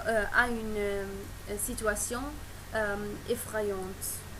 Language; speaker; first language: French; non-native, learner; German